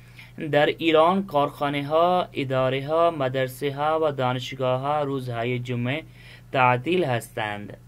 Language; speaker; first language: Persian; non-native, fluent; Urdu